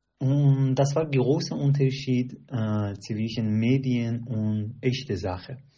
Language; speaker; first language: German; non-native, fluent; Persian